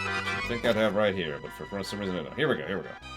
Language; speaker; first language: English; native; English